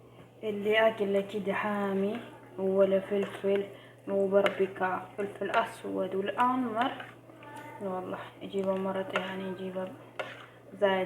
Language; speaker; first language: Arabic; non-native, fluent; Oromo